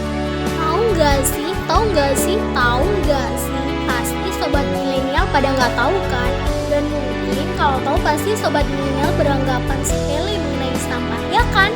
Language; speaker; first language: Indonesian; native; Indonesian